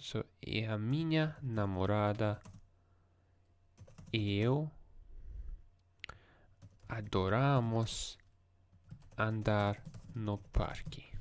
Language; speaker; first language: Portuguese; non-native, learner; English